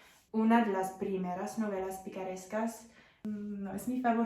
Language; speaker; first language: Spanish; non-native, fluent; English